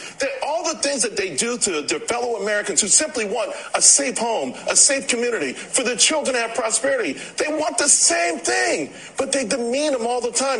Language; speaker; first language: English; native; English